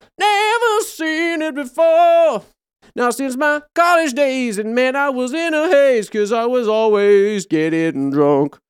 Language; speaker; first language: English; native; English